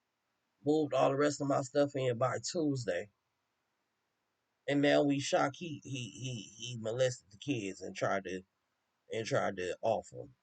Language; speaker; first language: English; native; English